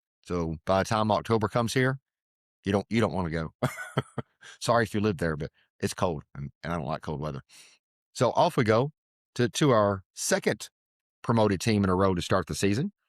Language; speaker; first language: English; native; English